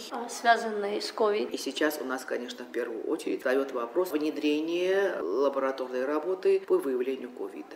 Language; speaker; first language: Russian; non-native, local second language; Armenian